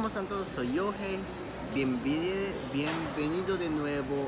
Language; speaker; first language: Spanish; non-native, learner; Japanese